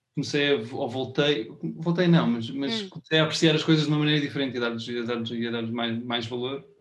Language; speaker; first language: Portuguese; native; Portuguese